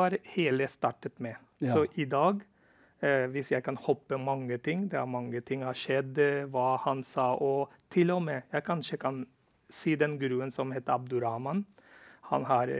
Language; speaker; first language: Norwegian; non-native, fluent; Rohingya